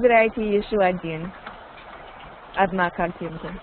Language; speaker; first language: Russian; non-native, learner; English